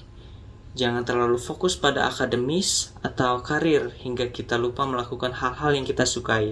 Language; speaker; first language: Indonesian; native; Indonesian